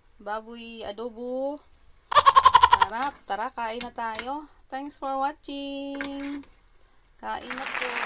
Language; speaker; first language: Filipino; native; Filipino